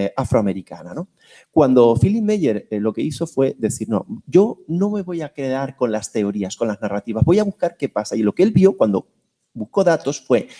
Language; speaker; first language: Spanish; native; Spanish